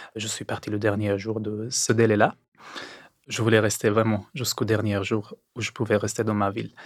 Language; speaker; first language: French; non-native, fluent; Arabic